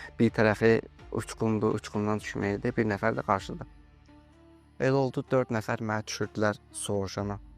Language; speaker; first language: Azerbaijani; native; Azerbaijani